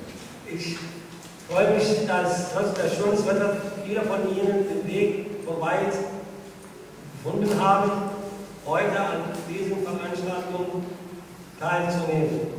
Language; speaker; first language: German; non-native, fluent; Arabic